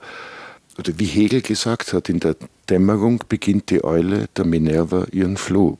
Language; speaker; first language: German; native; German